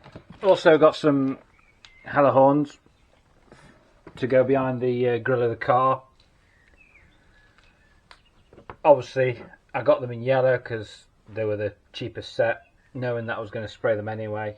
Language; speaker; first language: English; native; English